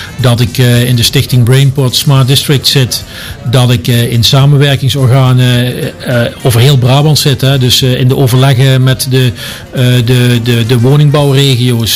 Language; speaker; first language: Dutch; native; Dutch